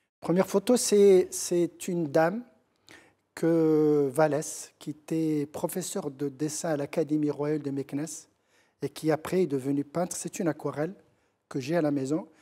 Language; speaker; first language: French; non-native, local second language; Central Atlas Tamazight